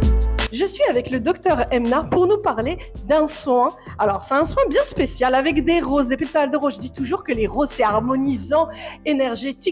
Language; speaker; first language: French; native; French